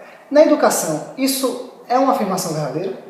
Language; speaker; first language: Portuguese; native; Portuguese